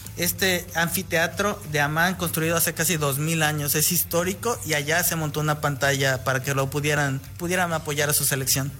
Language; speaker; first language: Spanish; native; Spanish